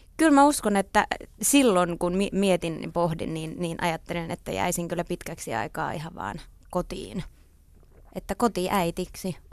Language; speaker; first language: Finnish; non-native, local second language; Swedish